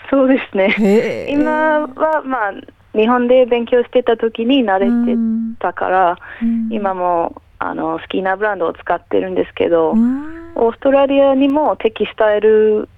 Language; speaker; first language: Japanese; non-native, fluent; English